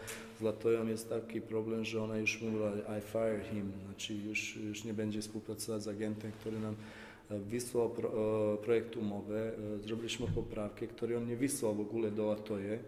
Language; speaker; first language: Polish; non-native, fluent; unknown